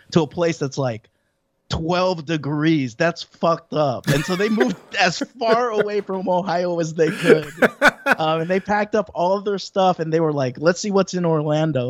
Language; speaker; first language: English; native; English